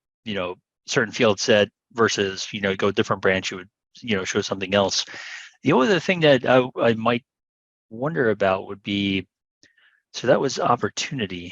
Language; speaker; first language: English; native; English